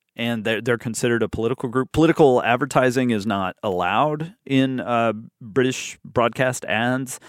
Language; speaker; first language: English; native; English